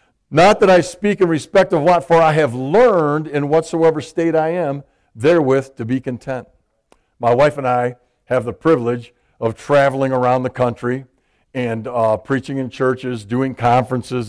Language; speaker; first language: English; native; English